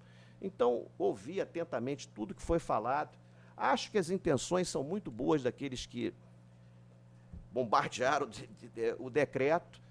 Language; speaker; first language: Portuguese; native; Portuguese